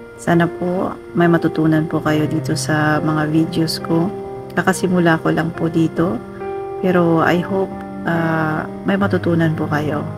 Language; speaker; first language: Filipino; non-native, local second language; Cebuano